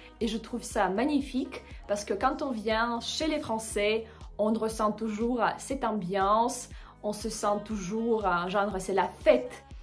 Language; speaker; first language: French; non-native, fluent; Russian